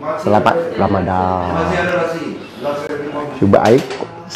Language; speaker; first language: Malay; non-native, local second language; Chinese